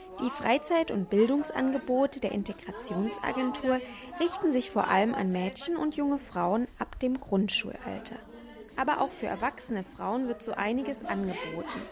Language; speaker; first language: German; native; German